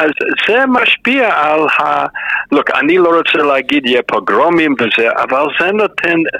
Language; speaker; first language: Hebrew; non-native, fluent; English